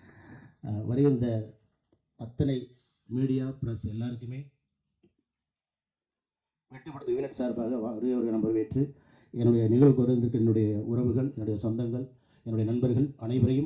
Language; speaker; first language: Tamil; native; Tamil